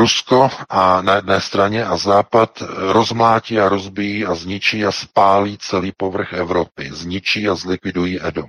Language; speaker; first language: Czech; native; Czech